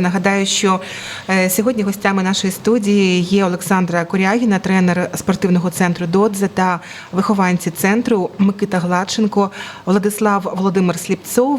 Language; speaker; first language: Ukrainian; native; Ukrainian